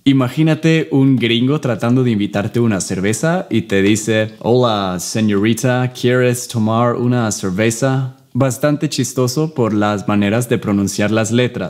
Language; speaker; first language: Spanish; non-native, fluent; English